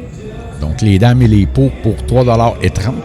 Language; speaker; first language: French; native; French